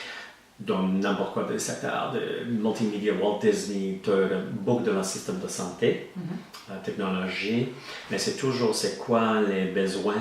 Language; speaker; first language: French; non-native, learner; English